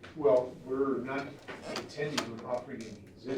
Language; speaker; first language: English; native; English